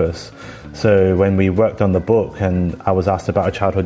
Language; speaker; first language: English; native; English